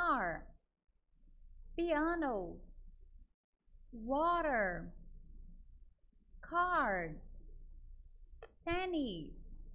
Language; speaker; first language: English; non-native, fluent; Portuguese